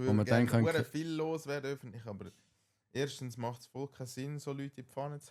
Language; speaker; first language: German; native; German